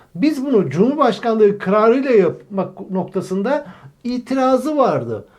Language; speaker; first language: Turkish; native; Turkish